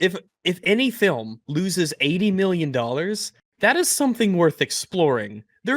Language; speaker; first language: English; native; English